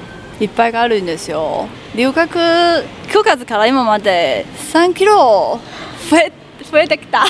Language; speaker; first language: Japanese; non-native, learner; Chinese